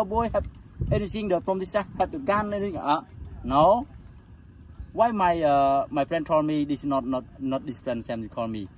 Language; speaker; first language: English; non-native, learner; Khmer